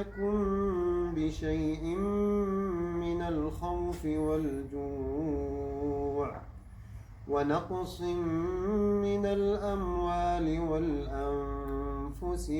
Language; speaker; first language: Arabic; native; Arabic